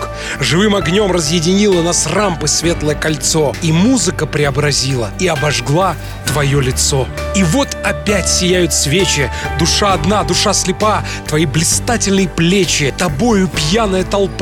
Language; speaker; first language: Russian; native; Russian